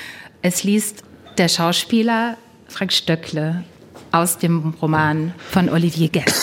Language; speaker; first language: German; native; German